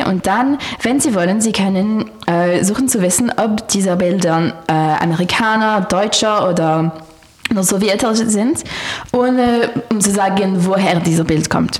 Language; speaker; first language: German; non-native, learner; French